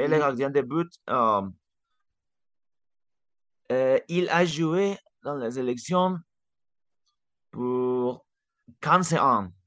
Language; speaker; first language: French; non-native, learner; Spanish